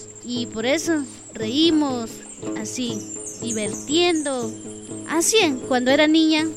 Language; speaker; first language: Spanish; non-native, local second language; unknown